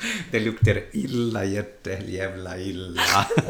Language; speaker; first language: Swedish; non-native, learner; Italian